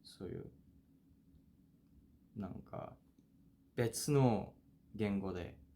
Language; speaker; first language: Japanese; non-native, fluent; Korean